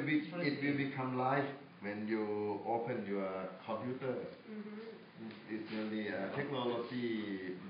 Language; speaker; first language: English; non-native, fluent; Thai